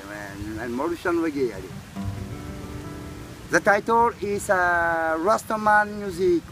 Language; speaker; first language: English; non-native, learner; Morisyen